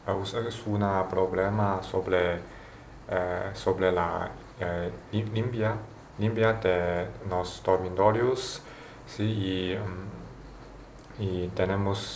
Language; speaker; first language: Spanish; non-native, learner; Chinese